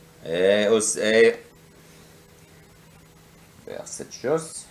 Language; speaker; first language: French; non-native, learner; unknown